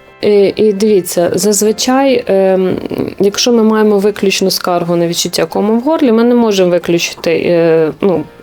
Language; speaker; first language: Ukrainian; native; Ukrainian